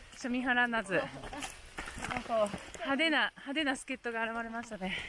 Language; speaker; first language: Japanese; native; Japanese